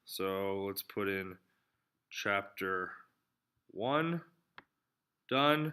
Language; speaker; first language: English; native; English